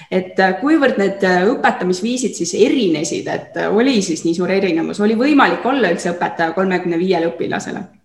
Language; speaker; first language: Estonian; native; Estonian